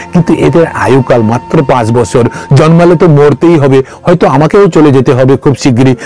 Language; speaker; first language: Bangla; non-native, local second language; Kok Borok